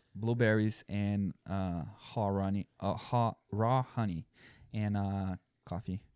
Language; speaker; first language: English; non-native, fluent; Portuguese